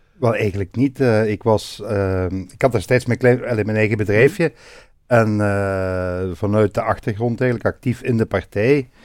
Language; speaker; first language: Dutch; native; Dutch